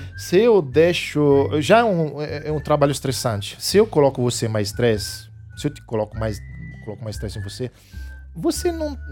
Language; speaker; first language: Portuguese; non-native, fluent; Italian